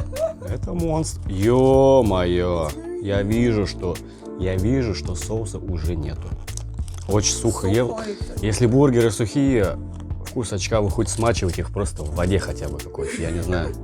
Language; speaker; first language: Russian; native; Russian